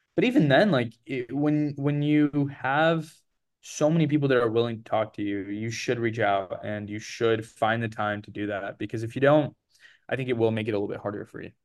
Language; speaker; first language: English; early bilingual, other home language; Portuguese